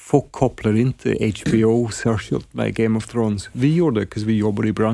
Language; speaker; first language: Swedish; non-native, fluent; English